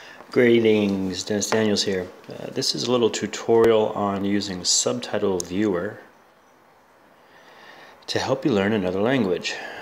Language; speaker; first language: English; native; English